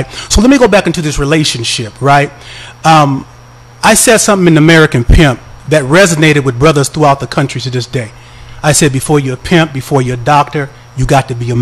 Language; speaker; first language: English; native; English